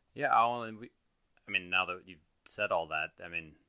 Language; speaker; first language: English; native; English